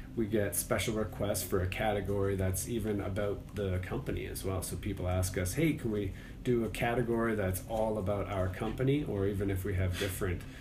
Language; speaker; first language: English; native; English